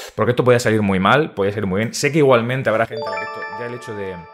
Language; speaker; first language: Spanish; native; Spanish